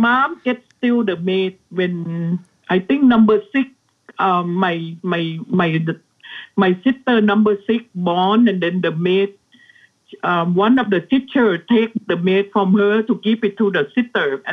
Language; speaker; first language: English; non-native, learner; Thai